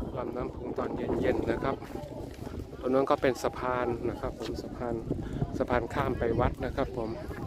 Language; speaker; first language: Thai; native; Thai